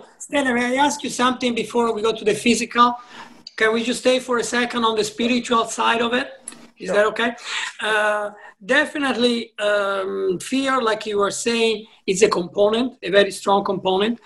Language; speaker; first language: English; non-native, fluent; Italian